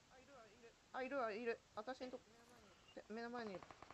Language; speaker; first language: Japanese; native; Japanese